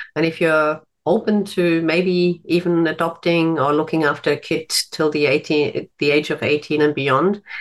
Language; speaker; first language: English; non-native, fluent; German